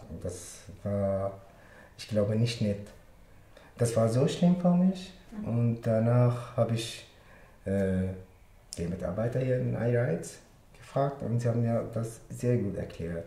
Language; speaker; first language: German; non-native, learner; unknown